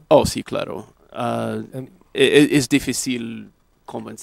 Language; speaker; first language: Spanish; non-native, fluent; English